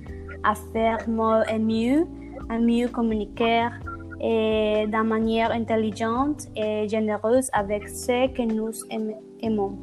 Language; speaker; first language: French; non-native, learner; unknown